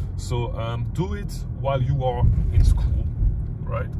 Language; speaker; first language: English; non-native, fluent; French